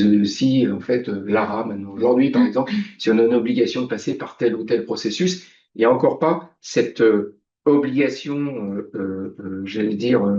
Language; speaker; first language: French; native; French